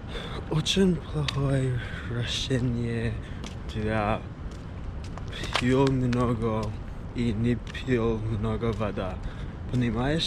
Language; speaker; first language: Russian; non-native, learner; English